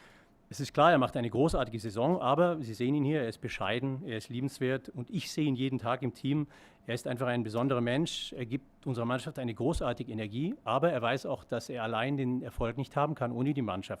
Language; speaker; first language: German; native; German